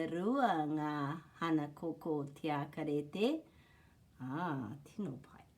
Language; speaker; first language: Māori; non-native, learner; English